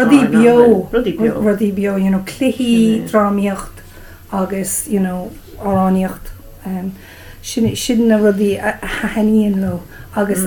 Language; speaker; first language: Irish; non-native, local second language; English